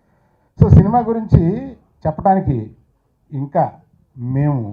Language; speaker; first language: Telugu; native; Telugu